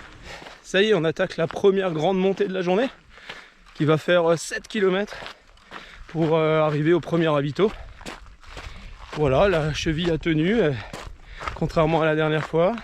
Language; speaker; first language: French; native; French